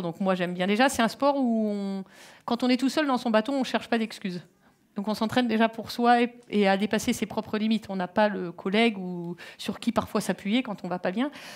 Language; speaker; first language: French; native; French